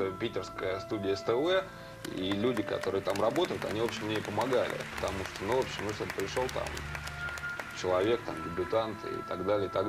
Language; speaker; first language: Russian; native; Russian